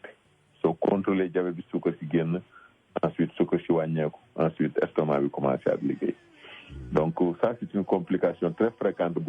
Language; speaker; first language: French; non-native, local second language; Wolof